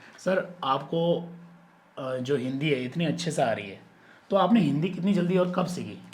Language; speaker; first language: Hindi; native; Hindi